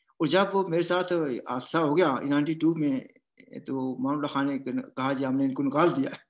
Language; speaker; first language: Urdu; non-native, local second language; Pahari-Potwari